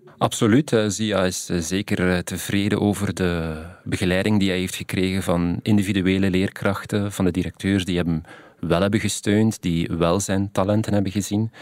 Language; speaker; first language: Dutch; native; Dutch